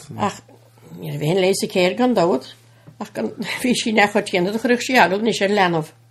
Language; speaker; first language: Irish; native; Irish